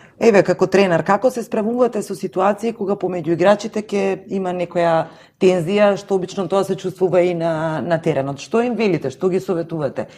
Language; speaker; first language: Macedonian; native; Macedonian